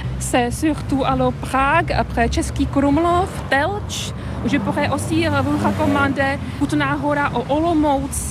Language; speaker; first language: French; non-native, fluent; Czech